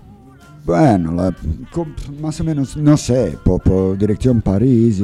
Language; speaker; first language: Spanish; non-native, learner; English